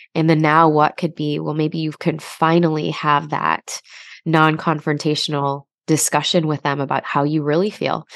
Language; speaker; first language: English; native; English